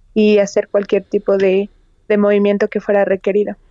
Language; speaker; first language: Spanish; native; Spanish